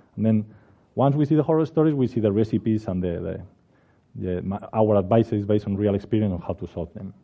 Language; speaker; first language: English; non-native, fluent; Spanish